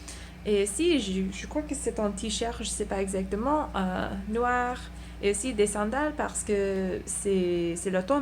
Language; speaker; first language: French; non-native, learner; English